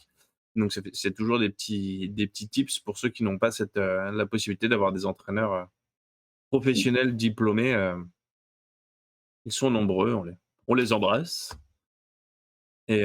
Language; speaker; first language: French; native; French